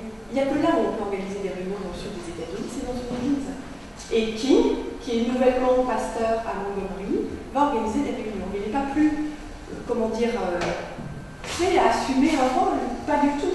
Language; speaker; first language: French; native; French